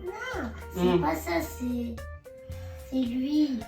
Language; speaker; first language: French; early bilingual, other home language; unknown